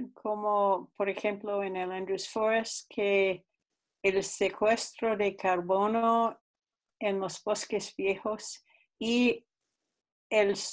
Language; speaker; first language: Spanish; non-native, fluent; English